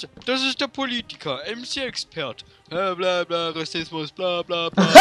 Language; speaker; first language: German; native; German